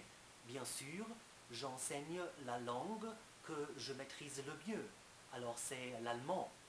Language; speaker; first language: French; non-native, fluent; German